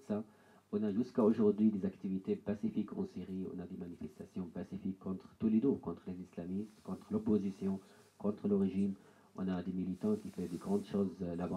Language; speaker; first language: French; non-native, learner; Arabic